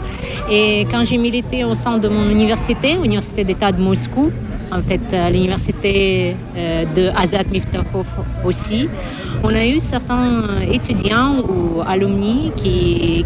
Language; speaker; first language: French; non-native, fluent; Russian